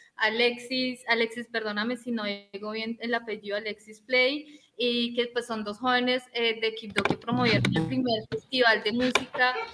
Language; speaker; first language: Spanish; native; Spanish